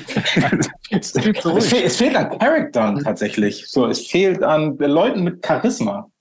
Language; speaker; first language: German; native; German